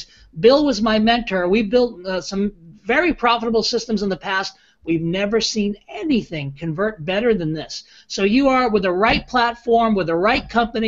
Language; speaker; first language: English; native; English